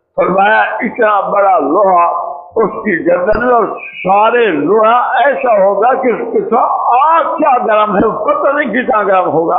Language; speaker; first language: Urdu; non-native, local second language; Punjabi